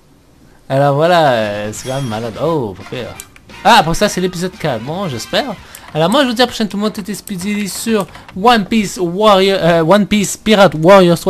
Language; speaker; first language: French; native; French